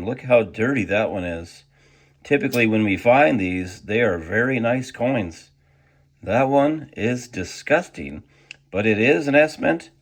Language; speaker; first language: English; native; English